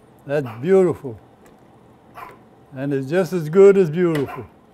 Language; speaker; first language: English; early bilingual, other home language; French